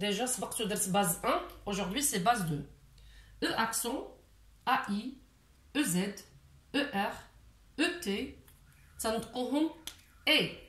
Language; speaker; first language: French; non-native, local second language; Arabic